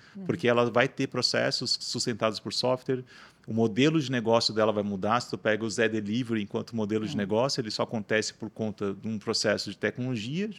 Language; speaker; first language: Portuguese; native; Portuguese